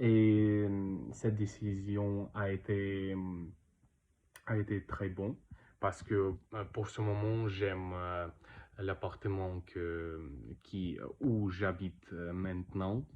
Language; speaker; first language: French; non-native, learner; Russian